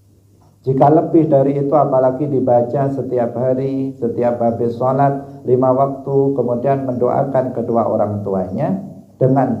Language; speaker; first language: Indonesian; non-native, local second language; Javanese